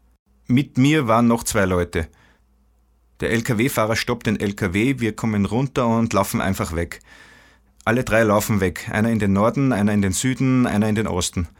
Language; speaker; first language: German; non-native, fluent; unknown